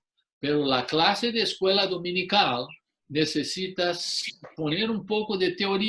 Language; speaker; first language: Spanish; non-native, fluent; English